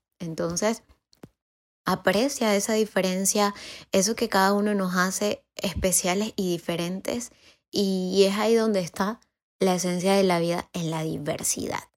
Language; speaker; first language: Spanish; native; Spanish